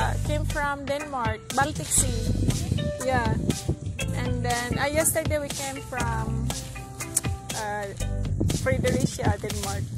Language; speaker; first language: English; non-native, local second language; Cebuano